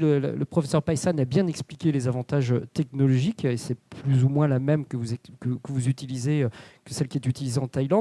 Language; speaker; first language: French; native; French